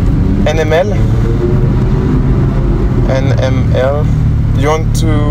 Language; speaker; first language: English; non-native, learner; French